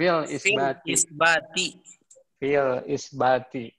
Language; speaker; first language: Arabic; non-native, learner; Indonesian